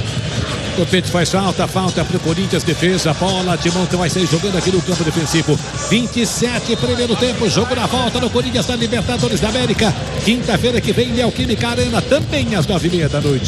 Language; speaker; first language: Portuguese; native; Portuguese